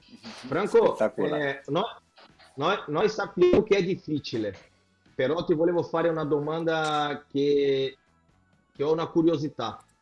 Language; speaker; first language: Italian; non-native, fluent; Portuguese